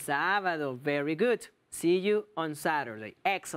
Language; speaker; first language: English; non-native, fluent; Spanish